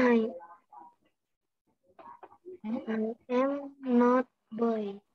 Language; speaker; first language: English; non-native, learner; Indonesian